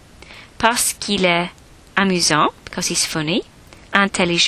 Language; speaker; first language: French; non-native, learner; English